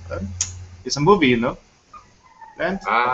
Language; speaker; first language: English; non-native, fluent; Chinese